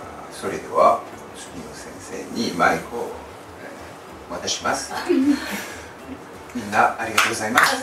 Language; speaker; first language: Japanese; non-native, learner; French